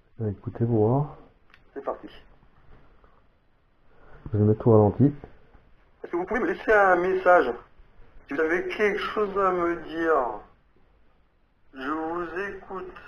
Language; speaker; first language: French; native; French